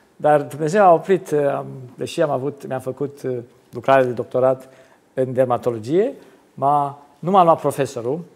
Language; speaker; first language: Romanian; non-native, local second language; German